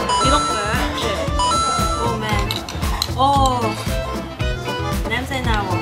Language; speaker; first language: Korean; non-native, learner; Cantonese